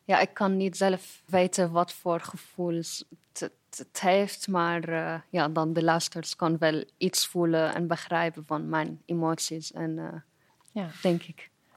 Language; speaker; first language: Dutch; non-native, fluent; Arabic